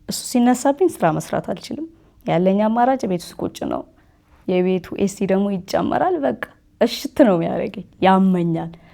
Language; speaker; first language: Amharic; native; Amharic